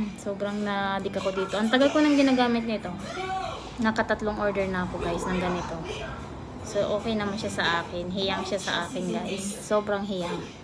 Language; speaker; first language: Filipino; non-native, local second language; Cebuano